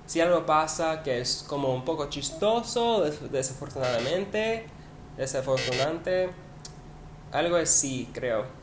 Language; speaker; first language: Spanish; non-native, learner; English